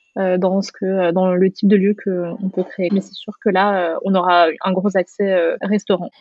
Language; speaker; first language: French; native; French